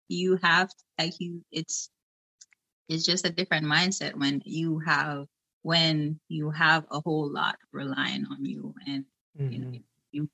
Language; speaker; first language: English; non-native, local second language; Jamaican Creole English